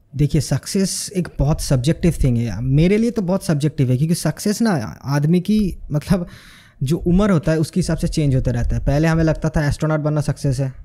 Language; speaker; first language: Hindi; non-native, local second language; Bangla